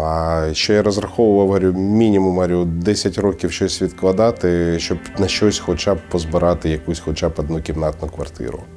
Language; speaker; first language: Ukrainian; native; Ukrainian